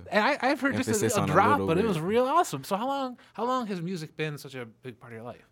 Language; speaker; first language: English; native; English